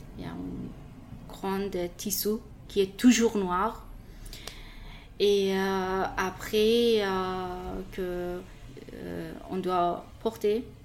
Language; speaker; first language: French; non-native, learner; Persian